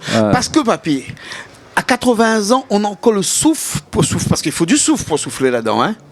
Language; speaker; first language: French; native; French